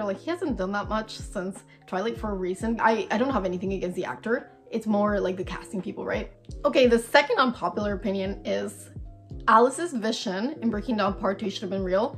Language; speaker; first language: English; native; English